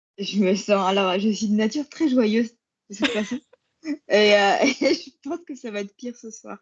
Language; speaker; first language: French; native; French